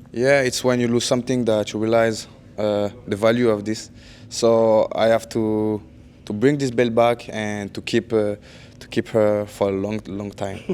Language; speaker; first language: English; non-native, learner; French